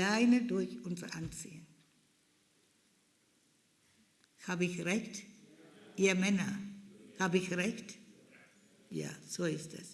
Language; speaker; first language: German; non-native, fluent; Malayalam